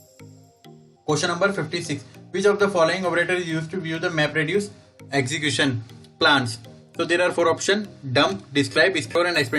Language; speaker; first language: English; non-native, local second language; Hindi